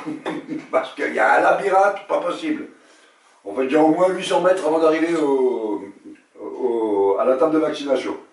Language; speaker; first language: French; native; French